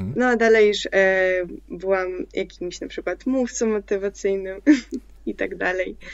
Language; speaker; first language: Polish; early bilingual, other home language; Russian